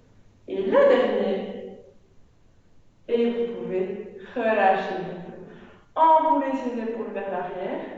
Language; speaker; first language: French; native; French